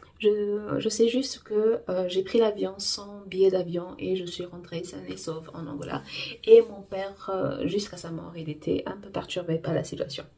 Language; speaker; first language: French; non-native, fluent; Portuguese